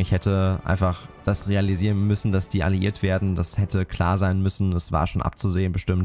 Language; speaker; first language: German; native; German